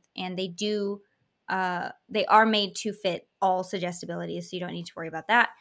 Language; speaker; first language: English; native; English